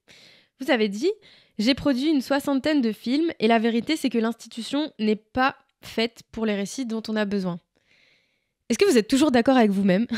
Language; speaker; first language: French; native; French